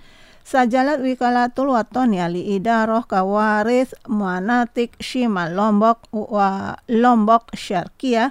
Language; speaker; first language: Arabic; non-native, fluent; Indonesian